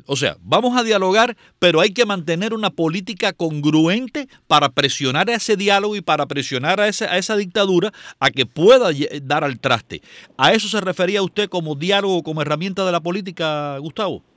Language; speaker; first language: Spanish; native; Spanish